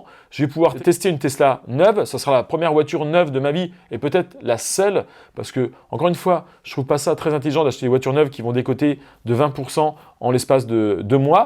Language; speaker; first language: French; native; French